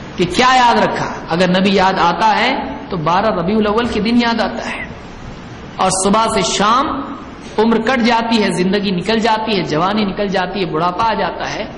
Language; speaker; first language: Urdu; native; Urdu